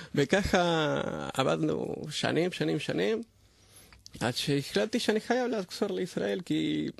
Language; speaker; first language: Hebrew; non-native, fluent; Spanish